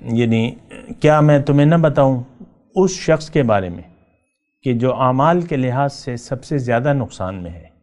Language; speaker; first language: Urdu; native; Urdu